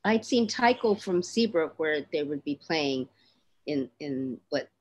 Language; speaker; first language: English; native; English